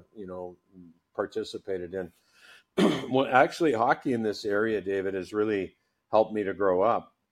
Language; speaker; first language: English; native; English